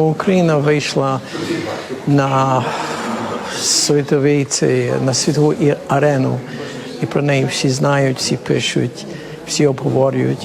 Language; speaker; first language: Ukrainian; early bilingual, heritage; Ukrainian